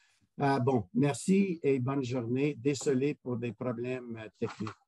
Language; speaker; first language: French; non-native, local second language; English